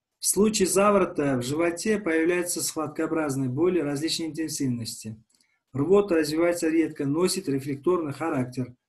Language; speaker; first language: Russian; non-native, local second language; Uzbek